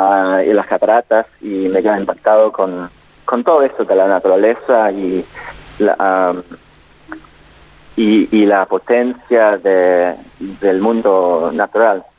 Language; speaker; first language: Spanish; non-native, fluent; English